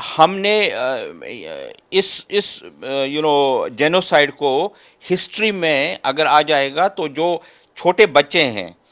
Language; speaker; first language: Hindi; native; Hindi